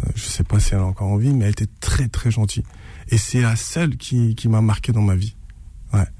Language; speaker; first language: French; native; French